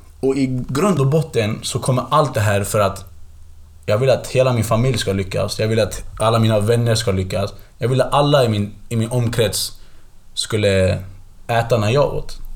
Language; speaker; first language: Swedish; early bilingual, other home language; Kurdish